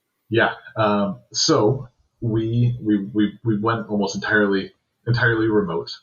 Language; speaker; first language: English; native; English